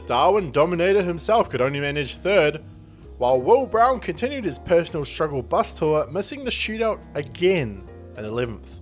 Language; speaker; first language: English; native; English